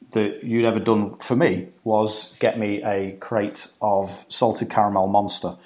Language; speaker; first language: English; native; English